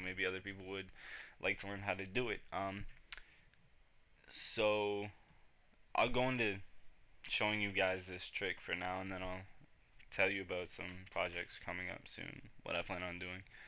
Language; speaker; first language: English; native; English